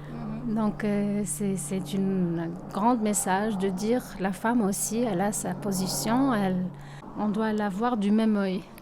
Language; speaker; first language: French; non-native, local second language; Arabic